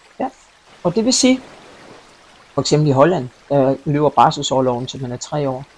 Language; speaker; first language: Danish; native; Danish